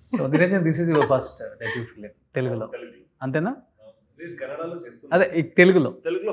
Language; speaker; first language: Telugu; native; Telugu